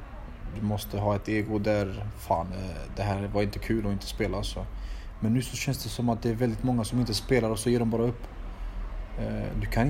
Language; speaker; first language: Swedish; early bilingual, other home language; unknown